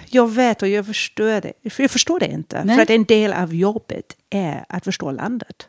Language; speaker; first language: Swedish; non-native, fluent; English